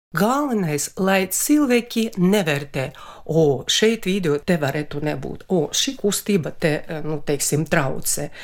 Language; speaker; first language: Latvian; non-native, local second language; Russian